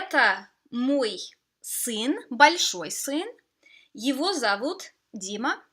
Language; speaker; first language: Russian; non-native, fluent; English